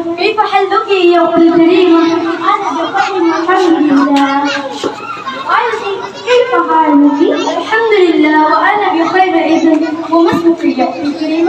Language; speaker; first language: Arabic; non-native, learner; Maranao